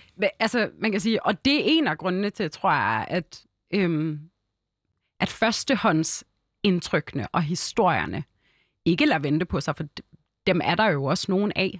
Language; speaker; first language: Danish; early bilingual, other home language; Arabic